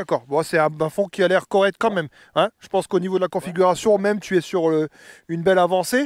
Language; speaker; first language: French; native; French